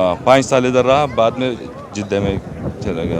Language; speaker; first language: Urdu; non-native, learner; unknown